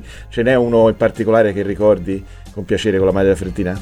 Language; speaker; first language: Italian; native; Italian